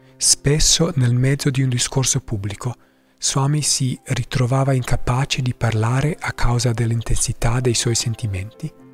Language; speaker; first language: Italian; non-native, fluent; English